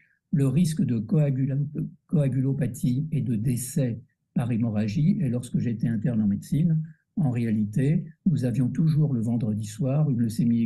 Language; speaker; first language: French; native; French